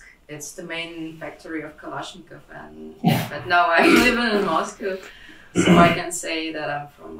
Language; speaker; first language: English; non-native, fluent; Russian